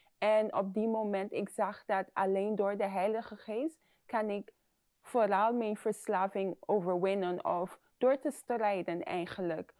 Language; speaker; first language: Dutch; non-native, fluent; English